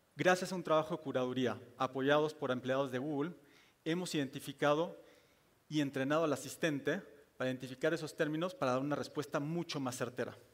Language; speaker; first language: Spanish; native; Spanish